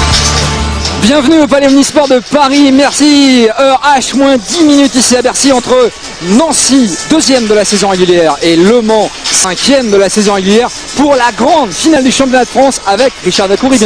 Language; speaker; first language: French; native; French